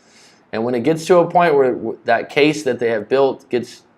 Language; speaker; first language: English; native; English